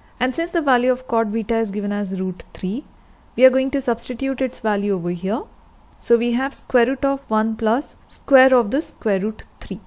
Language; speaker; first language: English; non-native, local second language; Hindi